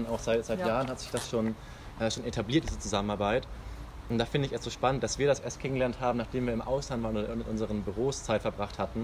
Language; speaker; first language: German; native; German